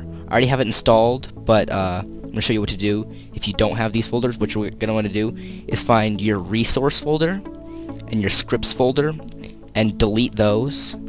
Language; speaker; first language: English; native; English